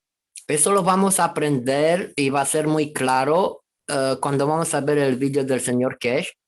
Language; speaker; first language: Spanish; non-native, fluent; Romanian